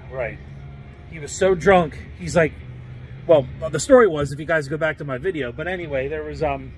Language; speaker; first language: English; native; English